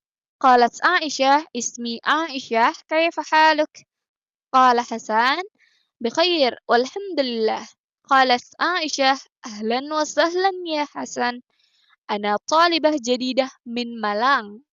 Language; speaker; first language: Arabic; non-native, learner; Indonesian